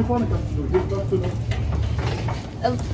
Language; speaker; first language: German; native; German